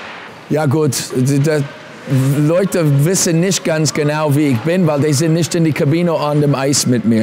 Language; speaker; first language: German; non-native, learner; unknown